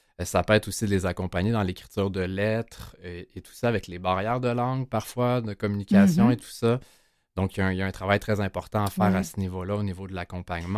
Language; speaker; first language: French; native; French